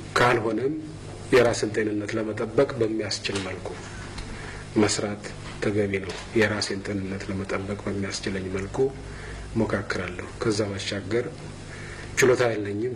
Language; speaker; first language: Amharic; non-native, local second language; Tigrinya